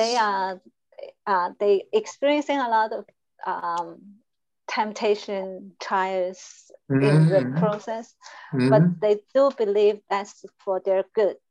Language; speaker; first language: English; non-native, learner; Chinese